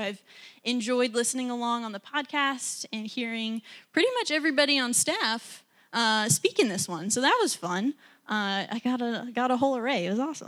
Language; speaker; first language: English; native; English